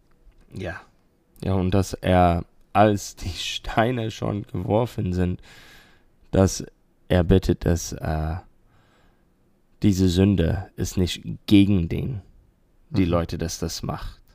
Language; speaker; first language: German; non-native, learner; English